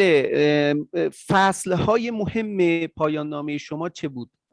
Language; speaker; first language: Persian; native; Persian